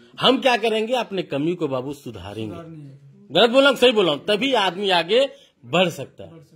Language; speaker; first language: Hindi; native; Hindi